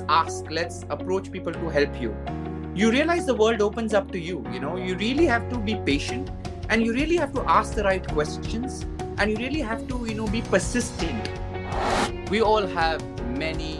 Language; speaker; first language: English; non-native, local second language; Konkani